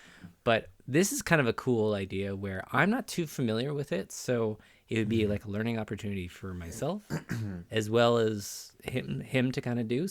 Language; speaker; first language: English; native; English